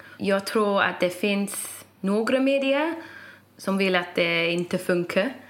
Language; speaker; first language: Swedish; non-native, fluent; English